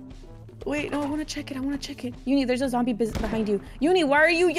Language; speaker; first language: English; native; English